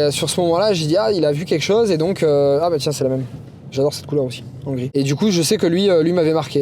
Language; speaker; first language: French; native; French